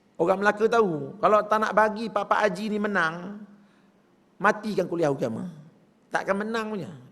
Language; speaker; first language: Malay; native; Malay